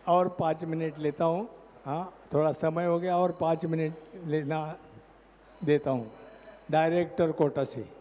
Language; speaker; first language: Hindi; non-native, local second language; Marathi